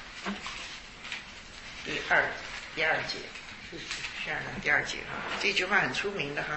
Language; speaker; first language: Chinese; native; Chinese